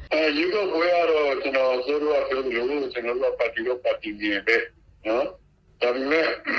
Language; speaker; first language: Burmese; non-native, local second language; Karen languages